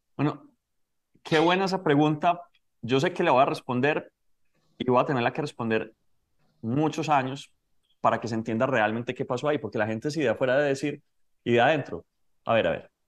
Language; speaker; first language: Spanish; native; Spanish